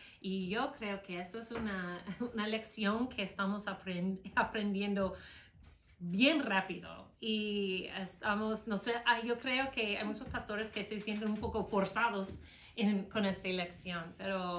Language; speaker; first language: Spanish; non-native, fluent; English